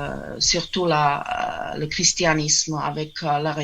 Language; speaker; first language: French; non-native, fluent; Czech